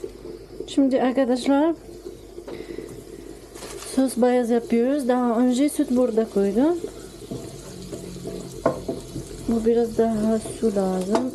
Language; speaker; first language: Turkish; non-native, learner; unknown